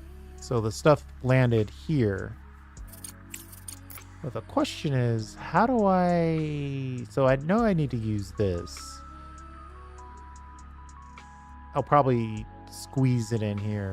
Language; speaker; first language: English; native; English